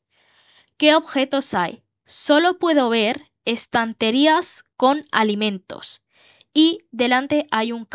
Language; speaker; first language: Spanish; non-native, fluent; Bangla